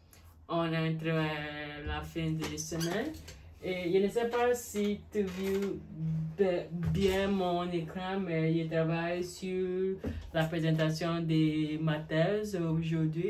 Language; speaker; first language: French; non-native, learner; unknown